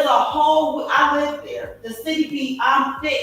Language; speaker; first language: English; native; English